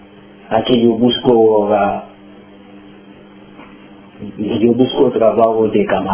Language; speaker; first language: Spanish; non-native, learner; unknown